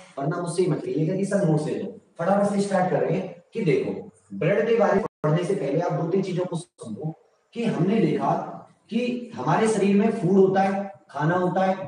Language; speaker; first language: Hindi; native; Hindi